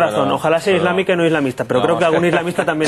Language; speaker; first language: Spanish; native; Spanish